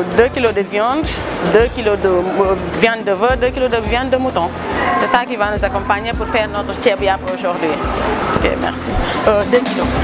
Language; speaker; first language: French; non-native, local second language; Wolof